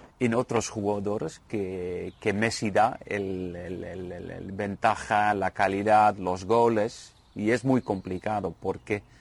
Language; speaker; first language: Spanish; non-native, fluent; Dutch